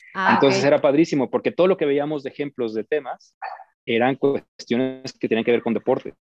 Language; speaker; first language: Spanish; native; Spanish